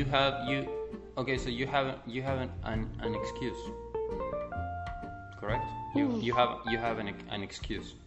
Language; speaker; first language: English; non-native, fluent; Spanish